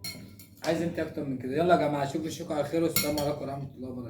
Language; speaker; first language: Arabic; native; Arabic